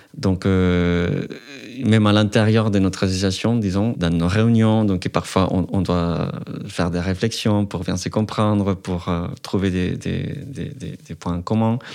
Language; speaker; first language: French; non-native, fluent; Spanish